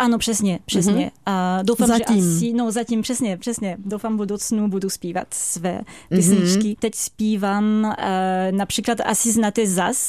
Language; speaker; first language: Czech; non-native, fluent; French